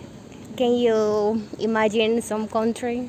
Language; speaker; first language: English; non-native, learner; Spanish